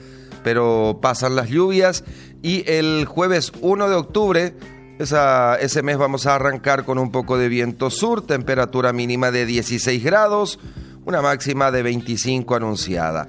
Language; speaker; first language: Spanish; native; Spanish